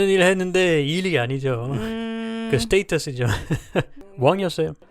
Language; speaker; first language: Korean; non-native, learner; French